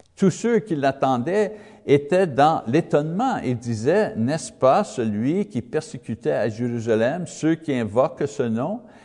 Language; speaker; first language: French; non-native, learner; English